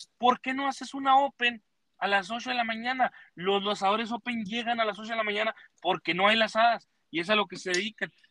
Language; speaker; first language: Spanish; early bilingual, heritage; Spanish